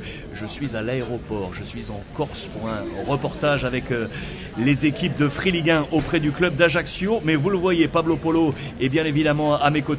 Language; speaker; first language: French; native; French